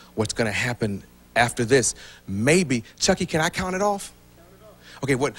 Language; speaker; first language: English; native; English